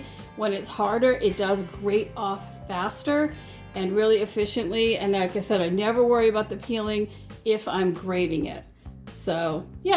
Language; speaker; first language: English; native; English